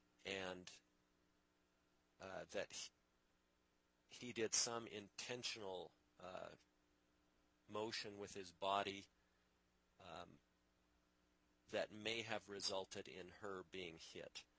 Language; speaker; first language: English; native; English